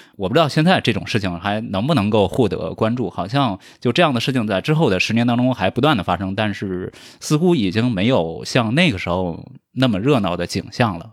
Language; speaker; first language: Chinese; native; Chinese